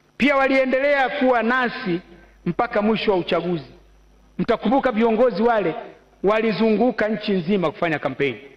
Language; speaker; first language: Swahili; native; Swahili